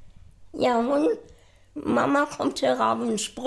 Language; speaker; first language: Swedish; non-native, fluent; German